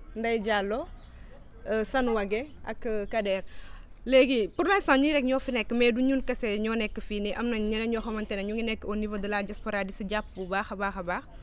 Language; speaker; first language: Wolof; native; Wolof